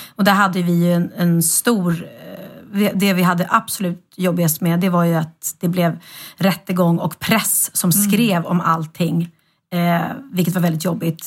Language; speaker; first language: Swedish; native; Swedish